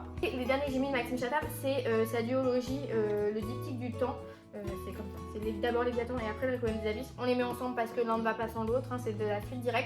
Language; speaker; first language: French; native; French